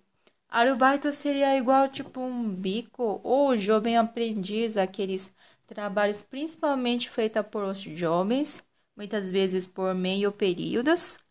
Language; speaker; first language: Portuguese; non-native, local second language; Japanese